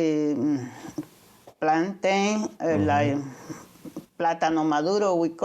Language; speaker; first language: English; non-native, learner; Spanish